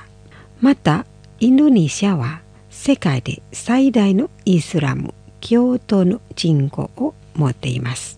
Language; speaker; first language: Japanese; non-native, fluent; Indonesian